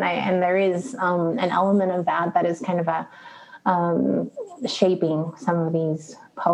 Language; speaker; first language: English; early bilingual, other home language; Spanish